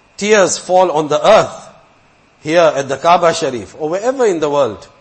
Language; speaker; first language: English; native; English